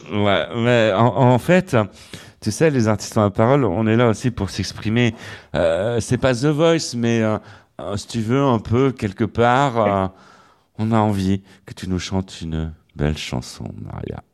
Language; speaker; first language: French; native; French